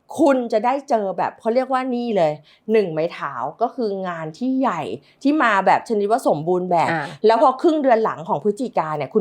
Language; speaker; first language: Thai; native; Thai